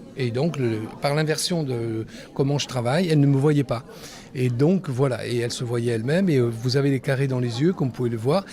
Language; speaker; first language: French; non-native, local second language; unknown